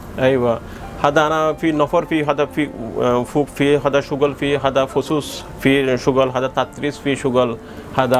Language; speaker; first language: Arabic; non-native, learner; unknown